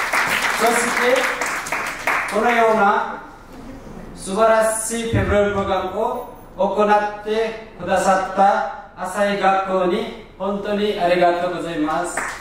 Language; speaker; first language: Japanese; non-native, learner; Nepali